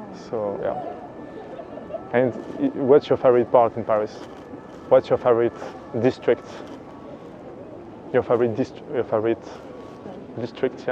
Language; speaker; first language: English; non-native, fluent; French